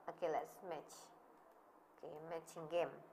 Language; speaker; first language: English; non-native, learner; Indonesian